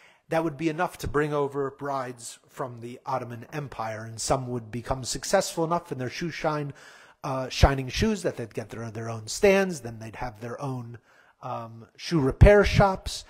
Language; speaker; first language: English; native; English